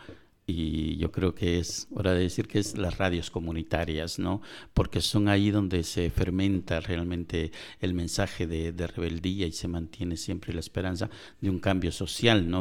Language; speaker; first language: Spanish; native; Spanish